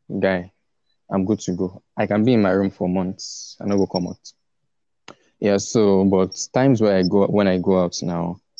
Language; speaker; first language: English; non-native, local second language; Yoruba